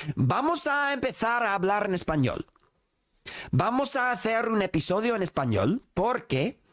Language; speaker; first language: Spanish; non-native, fluent; English